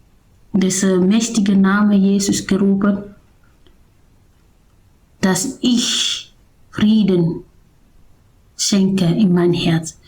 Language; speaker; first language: German; non-native, learner; Indonesian